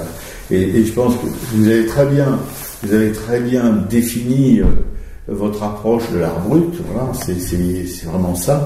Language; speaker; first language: French; native; French